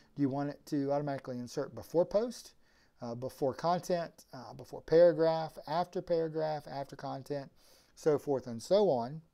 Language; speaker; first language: English; native; English